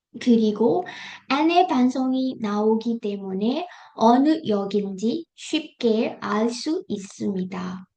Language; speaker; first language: Korean; non-native, fluent; Burmese